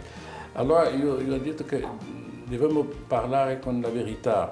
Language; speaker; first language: Italian; non-native, learner; Arabic